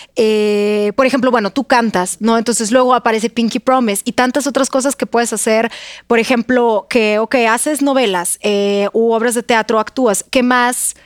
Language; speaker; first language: Spanish; non-native, fluent; Russian